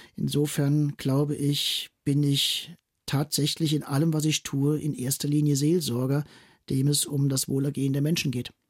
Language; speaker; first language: German; native; German